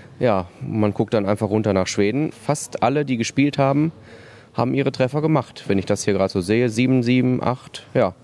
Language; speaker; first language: German; native; German